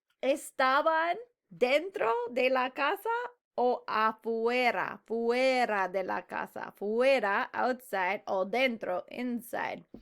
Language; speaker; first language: Spanish; non-native, fluent; English